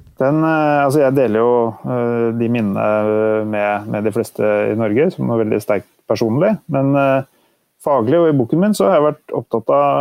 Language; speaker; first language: Norwegian; native; Norwegian